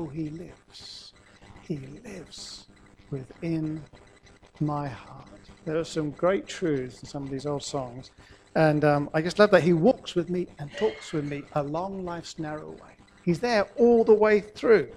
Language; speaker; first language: English; native; English